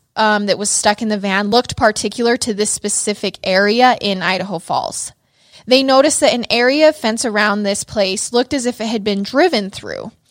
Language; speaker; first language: English; native; English